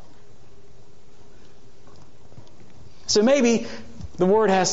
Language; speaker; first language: English; native; English